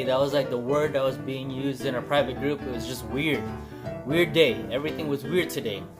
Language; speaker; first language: English; native; English